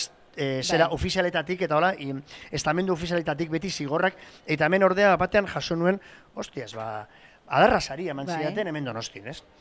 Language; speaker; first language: Basque; native; Basque